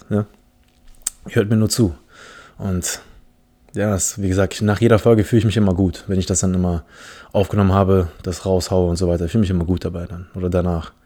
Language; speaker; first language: German; early bilingual, other home language; English